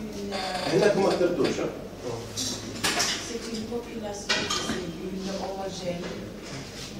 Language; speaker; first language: French; non-native, local second language; Arabic